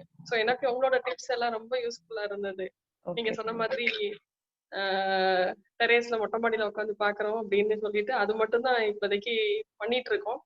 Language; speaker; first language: Tamil; native; Tamil